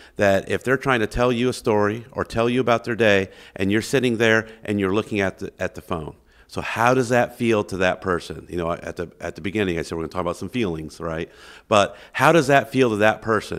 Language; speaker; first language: English; native; English